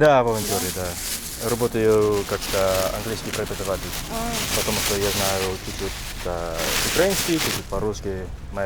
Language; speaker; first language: Russian; non-native, learner; English